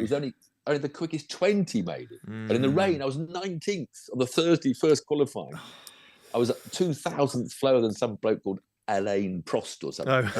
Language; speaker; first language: English; native; English